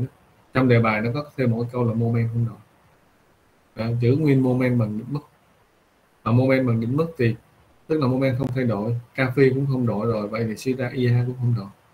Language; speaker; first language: Vietnamese; native; Vietnamese